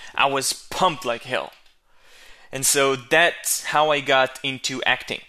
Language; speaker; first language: English; non-native, fluent; Hebrew